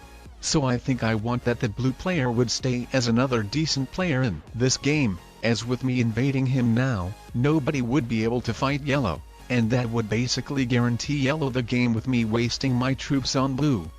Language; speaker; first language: English; non-native, fluent; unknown